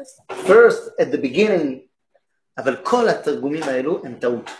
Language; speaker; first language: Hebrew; non-native, fluent; French